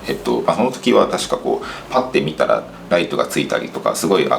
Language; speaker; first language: Japanese; native; Japanese